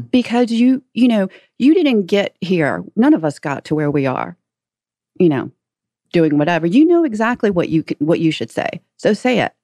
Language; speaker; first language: English; native; English